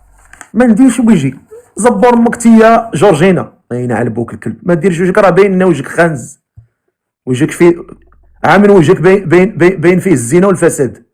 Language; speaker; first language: Arabic; native; Arabic